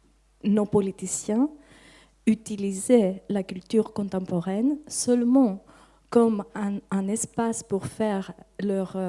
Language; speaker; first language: French; non-native, fluent; Greek